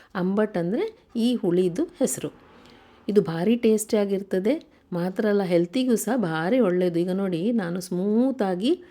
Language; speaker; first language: Kannada; non-native, local second language; Konkani